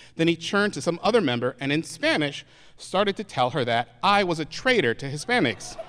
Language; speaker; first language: English; native; English